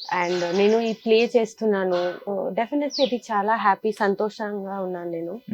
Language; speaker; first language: Telugu; non-native, fluent; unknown